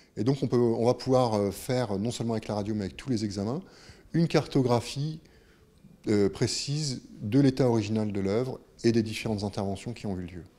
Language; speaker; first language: French; native; French